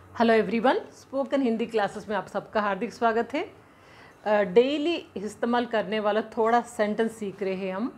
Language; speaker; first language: Hindi; non-native, local second language; Telugu